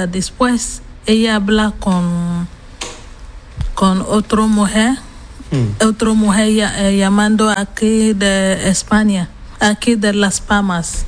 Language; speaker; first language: Spanish; non-native, learner; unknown